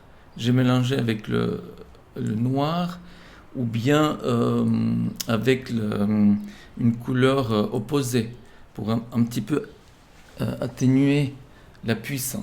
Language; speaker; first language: French; non-native, fluent; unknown